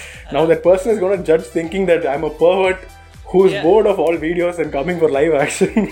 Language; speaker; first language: English; non-native, local second language; Tamil